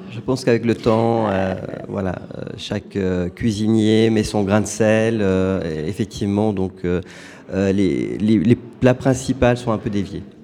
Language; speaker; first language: French; non-native, fluent; Turkish